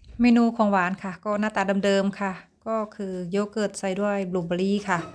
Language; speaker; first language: Thai; native; Thai